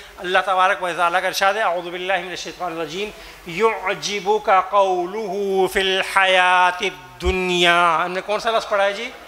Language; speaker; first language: Urdu; native; Urdu